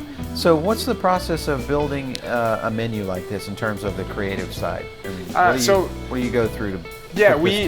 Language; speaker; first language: English; native; English